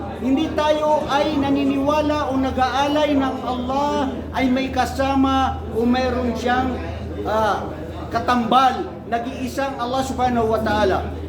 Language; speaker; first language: Filipino; non-native, local second language; Maranao